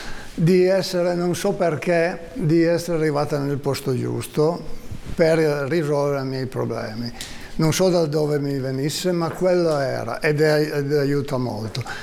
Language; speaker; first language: Italian; native; Italian